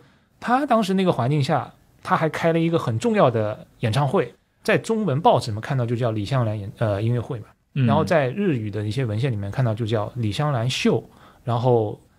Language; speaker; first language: Chinese; native; Chinese